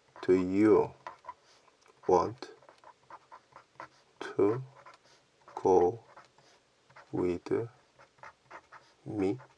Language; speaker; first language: English; non-native, learner; Korean